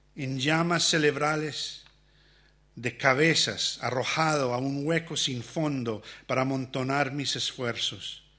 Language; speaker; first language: Spanish; early bilingual, heritage; Spanish